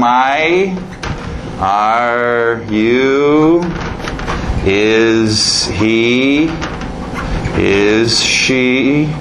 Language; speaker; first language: English; non-native, fluent; Portuguese